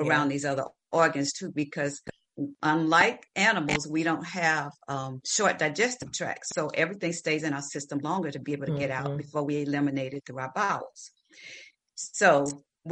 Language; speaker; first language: English; native; English